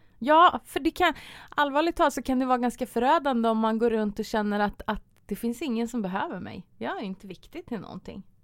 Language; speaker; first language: Swedish; native; Swedish